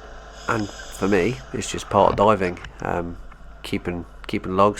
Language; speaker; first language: English; native; English